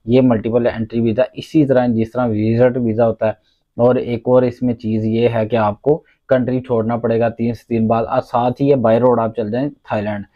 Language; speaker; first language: Urdu; non-native, local second language; Punjabi